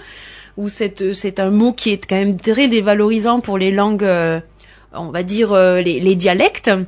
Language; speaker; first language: French; native; French